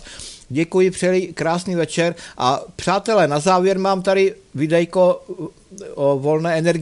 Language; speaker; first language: Czech; native; Czech